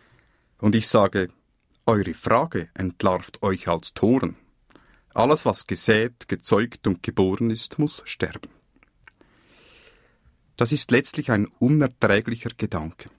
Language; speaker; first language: German; native; German